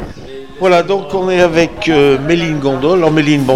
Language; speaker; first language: French; native; French